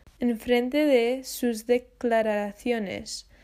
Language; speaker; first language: Spanish; non-native, fluent; English